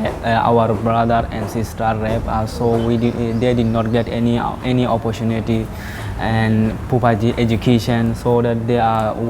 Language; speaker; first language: English; non-native, learner; Rohingya